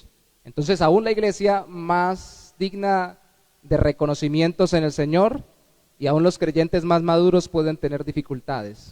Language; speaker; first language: Spanish; native; Spanish